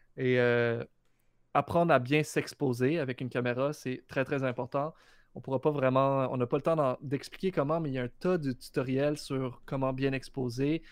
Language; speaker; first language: French; native; French